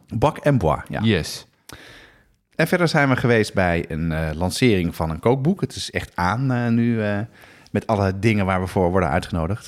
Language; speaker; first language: Dutch; native; Dutch